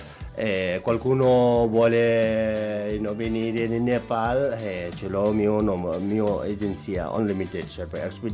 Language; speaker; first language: Italian; non-native, learner; Nepali